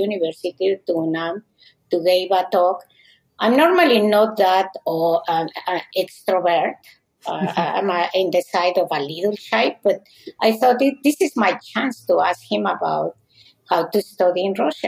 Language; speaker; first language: English; non-native, fluent; Spanish